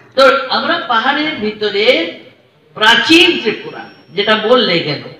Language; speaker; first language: Bangla; non-native, local second language; Hindi